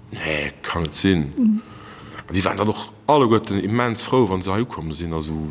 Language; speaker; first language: Luxembourgish; native; Luxembourgish